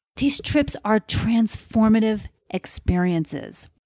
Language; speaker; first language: English; native; English